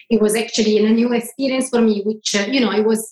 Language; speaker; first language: English; non-native, fluent; Italian